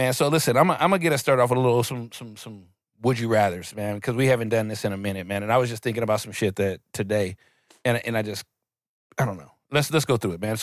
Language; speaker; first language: English; native; English